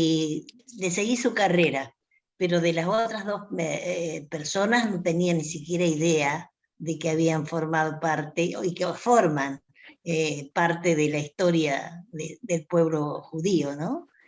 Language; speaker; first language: Spanish; native; Spanish